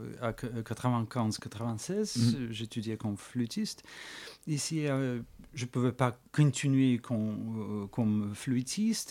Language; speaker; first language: French; non-native, fluent; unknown